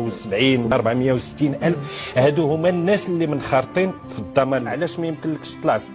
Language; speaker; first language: Arabic; native; Arabic